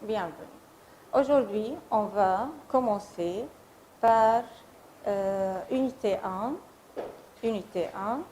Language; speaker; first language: French; non-native, fluent; Arabic